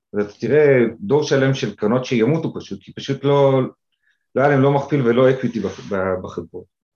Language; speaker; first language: Hebrew; native; Hebrew